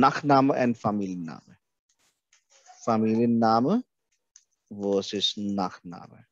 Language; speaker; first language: German; non-native, fluent; Hindi